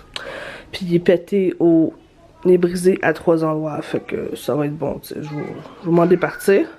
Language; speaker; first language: French; native; French